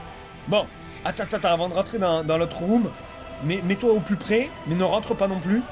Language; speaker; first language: French; native; French